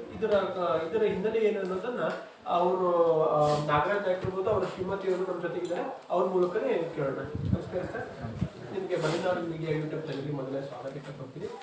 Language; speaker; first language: Kannada; native; Kannada